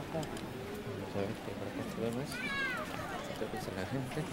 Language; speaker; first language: Spanish; native; Spanish